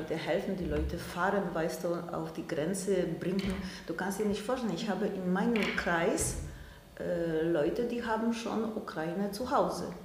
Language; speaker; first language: German; non-native, fluent; Polish